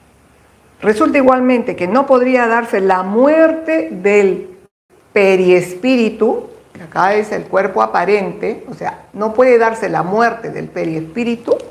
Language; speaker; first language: Spanish; native; Spanish